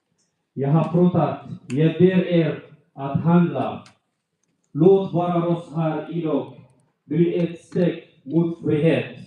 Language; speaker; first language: Swedish; non-native, fluent; Tigrinya